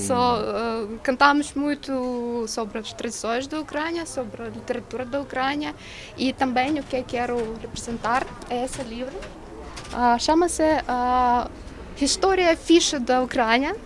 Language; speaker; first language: Portuguese; non-native, learner; Ukrainian